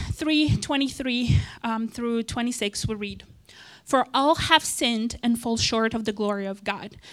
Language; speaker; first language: English; non-native, fluent; Romanian